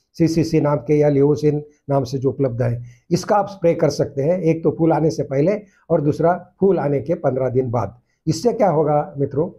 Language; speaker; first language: Hindi; non-native, local second language; Marathi